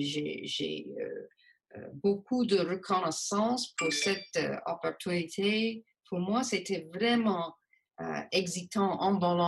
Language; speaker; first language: French; non-native, local second language; English